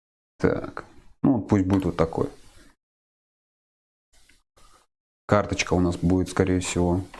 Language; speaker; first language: Russian; native; Russian